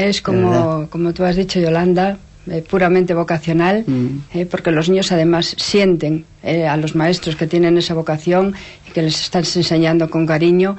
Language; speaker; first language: Spanish; native; Spanish